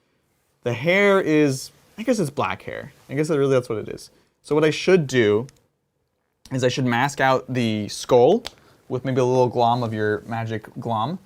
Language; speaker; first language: English; native; English